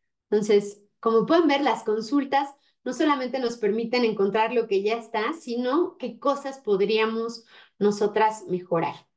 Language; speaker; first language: Spanish; native; Spanish